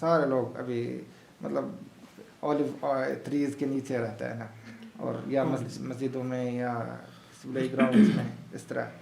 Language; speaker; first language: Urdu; non-native, learner; Arabic